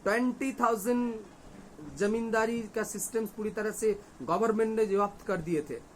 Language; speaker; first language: Hindi; non-native, local second language; Bangla